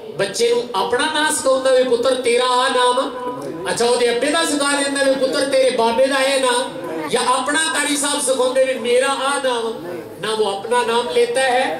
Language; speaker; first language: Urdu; non-native, local second language; Punjabi